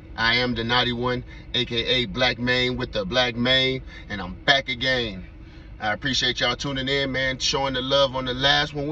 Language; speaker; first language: English; native; English